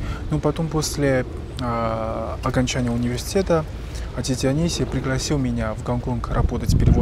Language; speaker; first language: Russian; non-native, fluent; Chinese